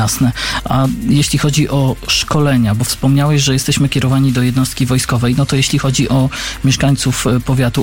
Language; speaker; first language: Polish; native; Polish